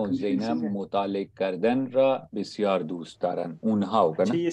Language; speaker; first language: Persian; non-native, fluent; Urdu